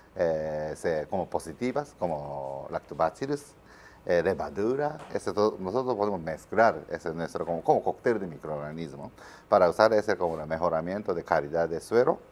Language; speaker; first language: Spanish; non-native, learner; Japanese